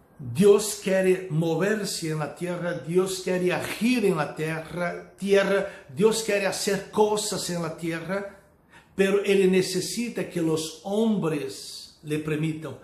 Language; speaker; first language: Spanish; non-native, fluent; Portuguese